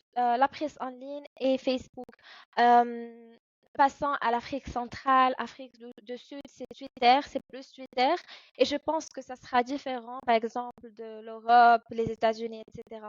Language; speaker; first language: French; non-native, fluent; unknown